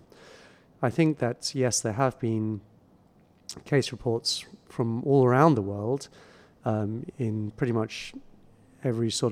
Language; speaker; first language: English; native; English